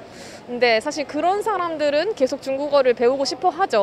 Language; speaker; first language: Korean; native; Korean